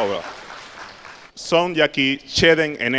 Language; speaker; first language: Polish; non-native, learner; Spanish